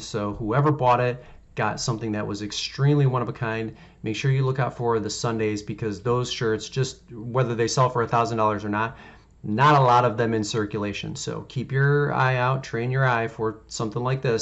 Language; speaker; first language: English; native; English